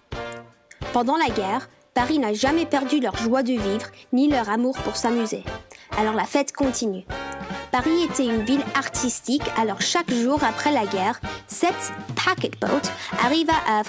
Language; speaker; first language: French; non-native, learner; English